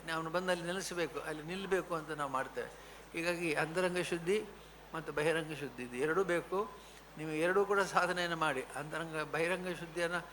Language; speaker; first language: Kannada; non-native, local second language; Tulu